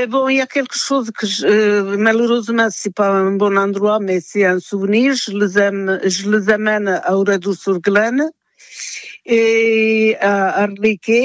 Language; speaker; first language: French; non-native, fluent; Portuguese